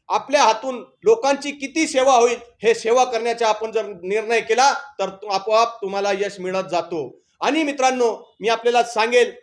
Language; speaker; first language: Marathi; native; Marathi